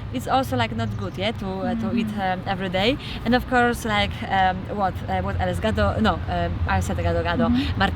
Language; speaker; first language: English; non-native, fluent; Polish